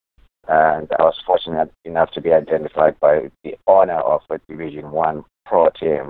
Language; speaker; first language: English; non-native, local second language; North Ndebele